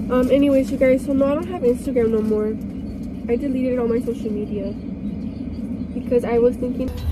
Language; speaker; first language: English; early bilingual, other home language; Spanish